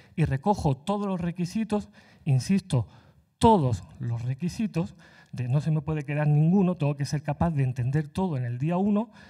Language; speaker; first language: Spanish; native; Spanish